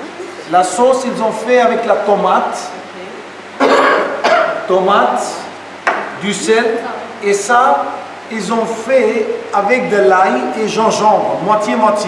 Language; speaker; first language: French; non-native, fluent; Hindi